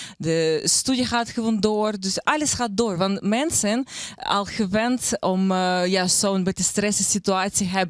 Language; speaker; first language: Dutch; non-native, learner; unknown